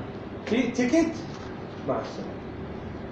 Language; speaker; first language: Arabic; native; Arabic